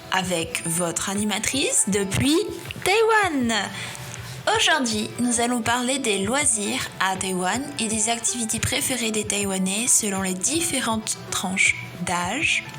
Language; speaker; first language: French; non-native, fluent; Chinese